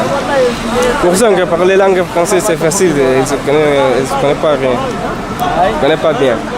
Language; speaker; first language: French; non-native, learner; Arabic